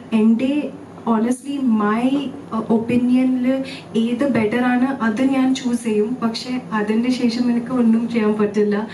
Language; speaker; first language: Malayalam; early bilingual, heritage; Malayalam